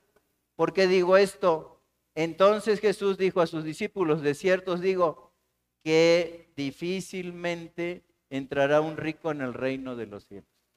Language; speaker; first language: Spanish; native; Spanish